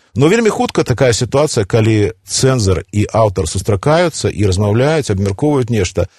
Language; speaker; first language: Belarusian; native; Belarusian